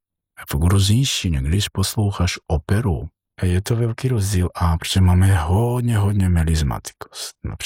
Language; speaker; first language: Czech; non-native, learner; Georgian